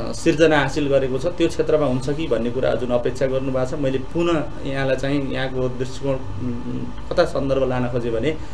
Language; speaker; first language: Nepali; native; Nepali